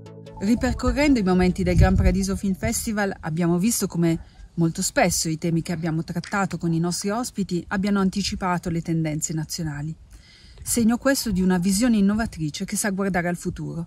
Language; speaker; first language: Italian; native; Italian